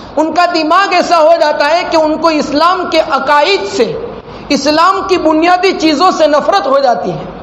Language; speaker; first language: Urdu; non-native, local second language; Gujarati